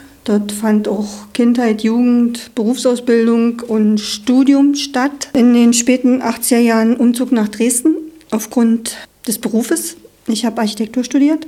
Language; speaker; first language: German; native; German